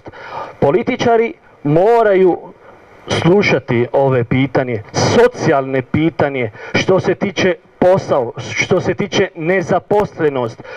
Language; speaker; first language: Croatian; non-native, learner; Italian